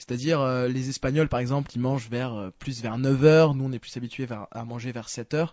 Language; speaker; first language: French; native; French